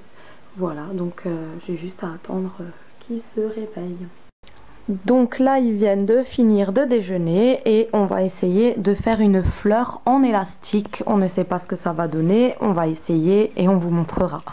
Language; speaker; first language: French; native; French